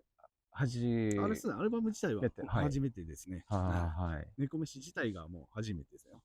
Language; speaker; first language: Japanese; native; Japanese